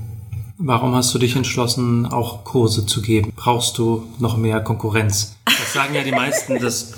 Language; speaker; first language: German; native; German